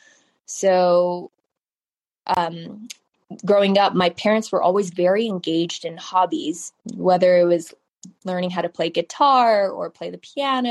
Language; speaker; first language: English; early bilingual, other home language; Chinese